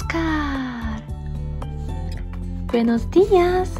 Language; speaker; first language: Spanish; non-native, learner; Polish